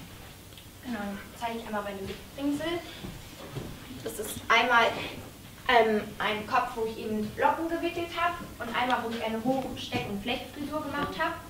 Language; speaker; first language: German; native; German